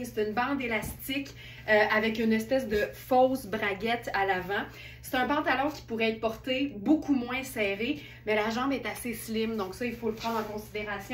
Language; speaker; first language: French; native; French